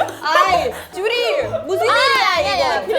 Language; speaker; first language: Korean; non-native, learner; Russian